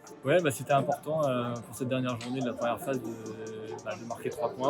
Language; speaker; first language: French; native; French